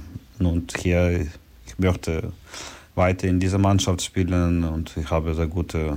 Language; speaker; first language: German; non-native, learner; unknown